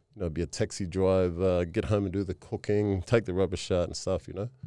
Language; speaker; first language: English; early bilingual, other home language; Tongan